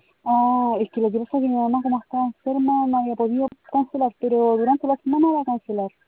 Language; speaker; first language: Spanish; native; Spanish